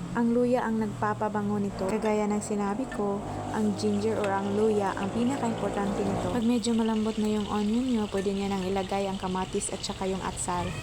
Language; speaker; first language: Filipino; non-native, local second language; Cebuano